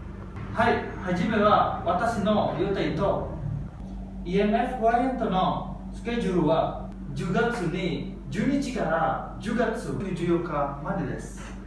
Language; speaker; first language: Japanese; non-native, learner; Indonesian